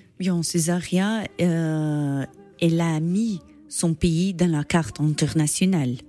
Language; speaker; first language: French; non-native, learner; Portuguese